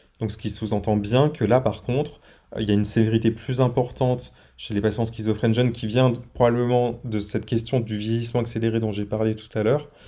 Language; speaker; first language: French; native; French